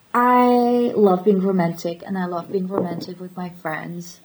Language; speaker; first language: English; non-native, fluent; French